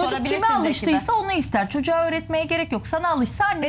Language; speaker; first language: Turkish; native; Turkish